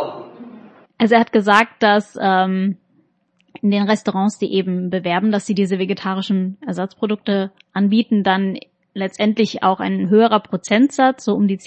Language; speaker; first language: German; native; German